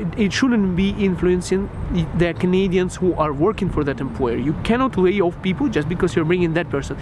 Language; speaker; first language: English; non-native, local second language; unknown